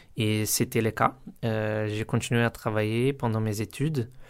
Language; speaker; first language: French; non-native, learner; Portuguese